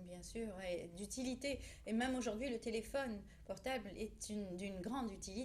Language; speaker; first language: French; native; French